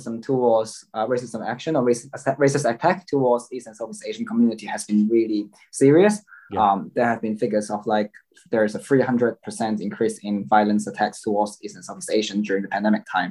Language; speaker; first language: English; non-native, local second language; Cantonese